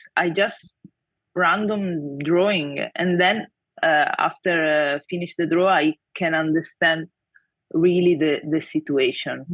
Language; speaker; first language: English; non-native, fluent; Italian